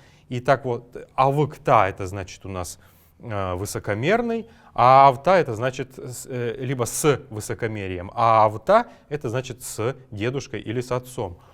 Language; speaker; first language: Russian; native; Russian